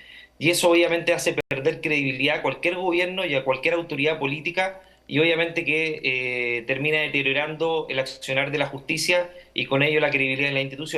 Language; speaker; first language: Spanish; native; Spanish